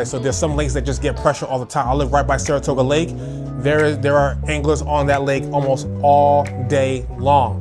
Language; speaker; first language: English; native; English